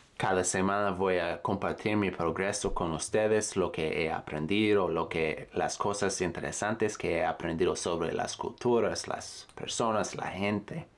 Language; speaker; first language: Spanish; non-native, fluent; English